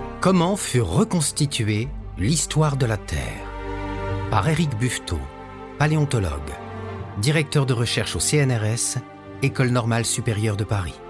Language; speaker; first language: French; native; French